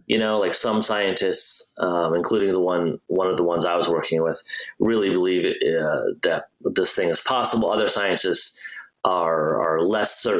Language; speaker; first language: English; native; English